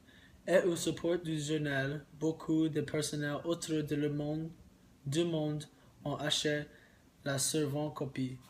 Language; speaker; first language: French; non-native, learner; English